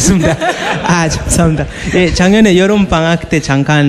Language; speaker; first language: Korean; non-native, learner; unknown